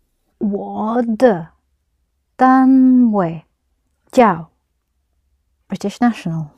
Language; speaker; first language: Chinese; non-native, learner; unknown